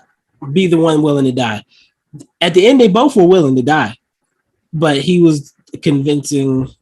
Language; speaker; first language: English; native; English